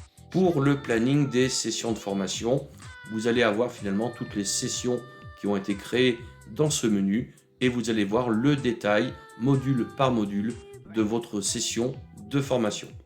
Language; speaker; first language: French; native; French